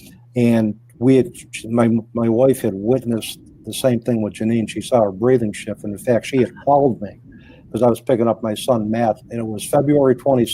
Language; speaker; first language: English; native; English